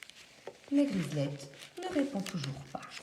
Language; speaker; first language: French; native; French